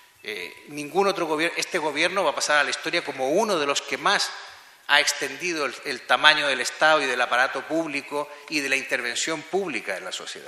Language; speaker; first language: Spanish; native; Spanish